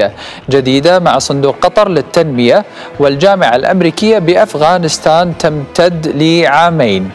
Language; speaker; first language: Arabic; native; Arabic